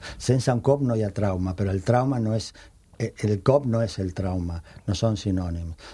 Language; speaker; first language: Catalan; non-native, fluent; Spanish